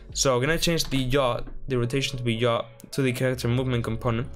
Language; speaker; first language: English; non-native, fluent; Spanish